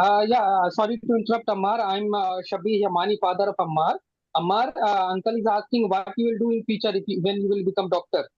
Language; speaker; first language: English; non-native, local second language; Hindi